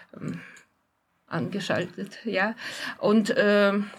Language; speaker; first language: German; non-native, fluent; Russian